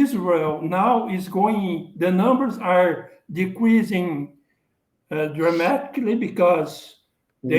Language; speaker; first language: English; non-native, learner; Portuguese